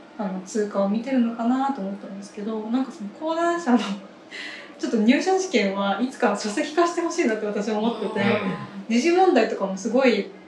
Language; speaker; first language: Japanese; native; Japanese